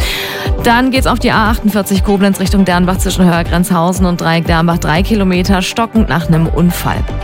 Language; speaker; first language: German; native; German